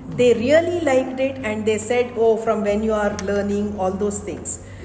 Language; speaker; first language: English; non-native, local second language; Kannada